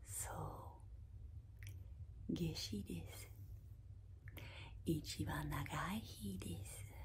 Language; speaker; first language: Japanese; non-native, fluent; English